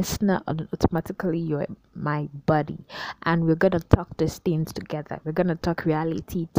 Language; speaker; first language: English; non-native, local second language; Yoruba